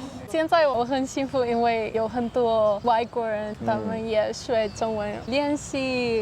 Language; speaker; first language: Chinese; non-native, learner; Spanish